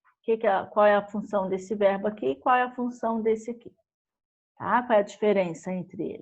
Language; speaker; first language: Portuguese; native; Portuguese